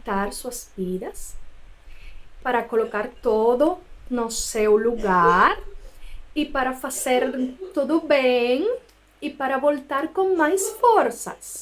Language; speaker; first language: Portuguese; non-native, fluent; Spanish